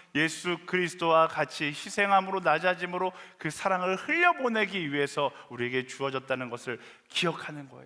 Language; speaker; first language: Korean; native; Korean